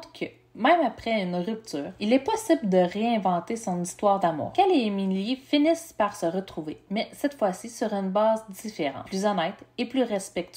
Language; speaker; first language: French; native; French